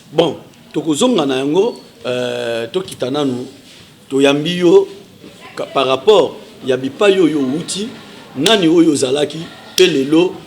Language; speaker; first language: Lingala; native; Lingala